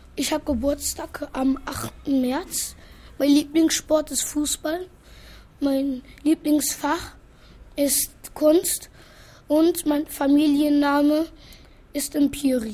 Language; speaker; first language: German; early bilingual, other home language; English